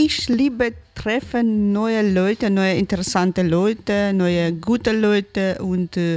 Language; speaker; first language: German; non-native, learner; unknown